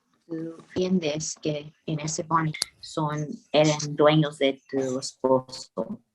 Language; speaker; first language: Spanish; early bilingual, heritage; Spanish